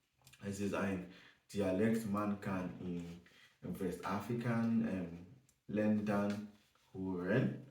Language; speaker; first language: German; non-native, learner; English